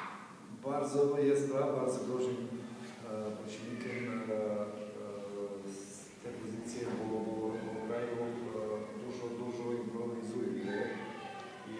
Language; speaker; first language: Polish; non-native, fluent; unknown